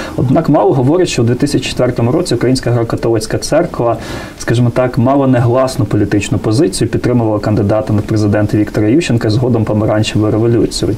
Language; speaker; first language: Ukrainian; native; Ukrainian